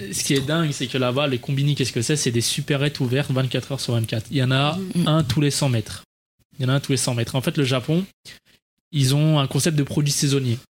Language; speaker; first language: French; native; French